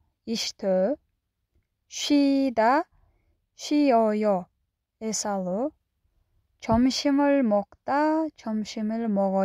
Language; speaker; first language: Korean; non-native, fluent; Kyrgyz